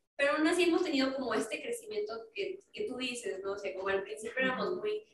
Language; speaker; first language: Spanish; non-native, fluent; English